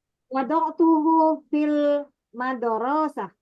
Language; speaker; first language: Arabic; non-native, learner; Indonesian